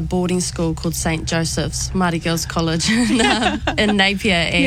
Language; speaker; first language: English; native; English